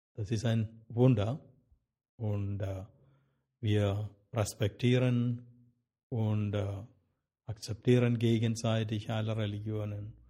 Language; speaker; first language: German; non-native, fluent; Malayalam